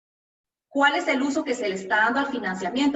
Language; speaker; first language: Spanish; native; Spanish